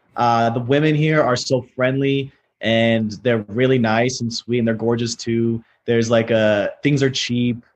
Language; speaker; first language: English; native; English